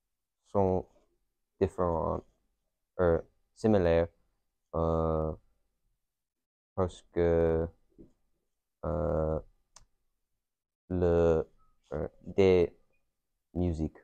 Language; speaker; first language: French; non-native, learner; English